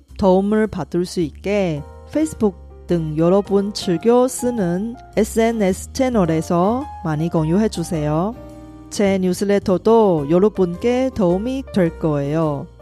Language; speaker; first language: Korean; non-native, fluent; Chinese